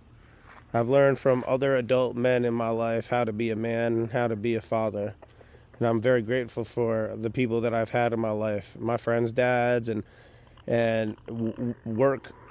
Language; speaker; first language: English; native; English